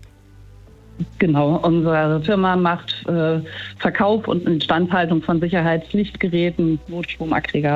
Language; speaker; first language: German; native; German